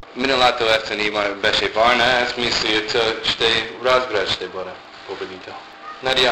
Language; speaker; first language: Bulgarian; non-native, learner; English